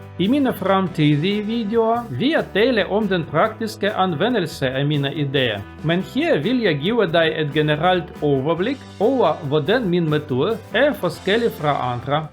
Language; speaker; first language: Danish; non-native, learner; Russian